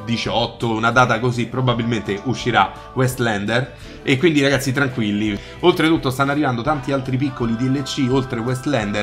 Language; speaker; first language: Italian; native; Italian